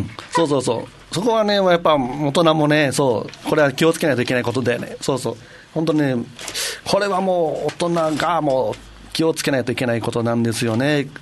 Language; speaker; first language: Japanese; native; Japanese